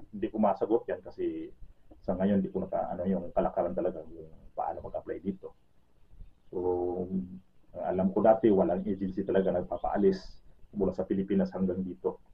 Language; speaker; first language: Filipino; native; Filipino